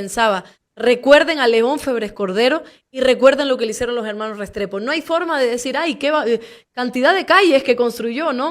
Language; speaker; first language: Spanish; native; Spanish